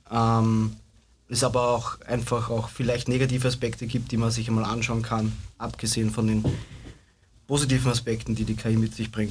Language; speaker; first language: German; native; German